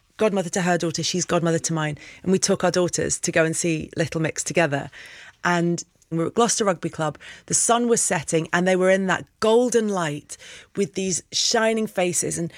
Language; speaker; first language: English; native; English